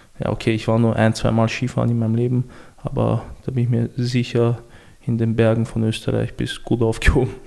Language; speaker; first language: German; early bilingual, other home language; Chechen